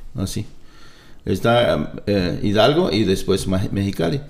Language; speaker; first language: Spanish; native; Spanish